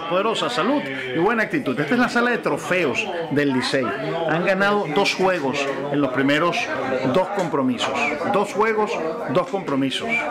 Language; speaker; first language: Spanish; native; Spanish